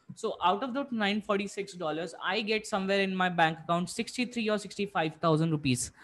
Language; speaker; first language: English; non-native, local second language; Hindi